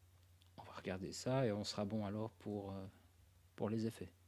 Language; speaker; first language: French; native; French